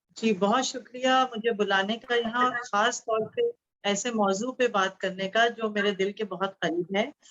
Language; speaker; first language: Urdu; native; Urdu